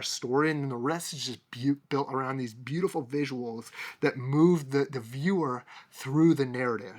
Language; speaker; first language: English; native; English